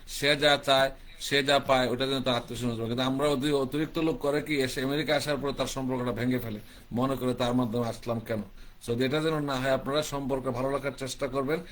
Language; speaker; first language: Bangla; early bilingual, heritage; Bangla